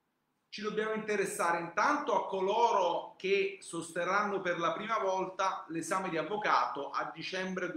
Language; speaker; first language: Italian; native; Italian